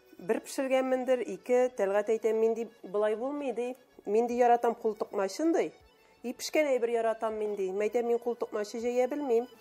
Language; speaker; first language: Tatar; native; Tatar